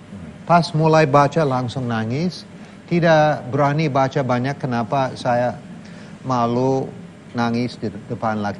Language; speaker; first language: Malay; non-native, fluent; English